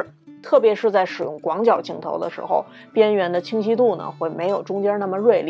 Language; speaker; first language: Chinese; native; Chinese